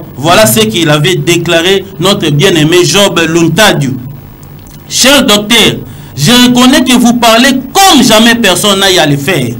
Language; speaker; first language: French; non-native, local second language; Lingala